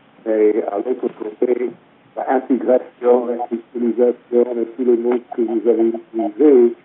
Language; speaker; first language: French; non-native, fluent; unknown